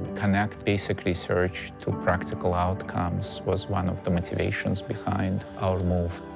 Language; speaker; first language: English; non-native, fluent; Russian